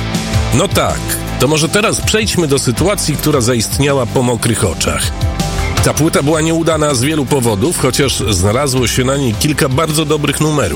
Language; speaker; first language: Polish; native; Polish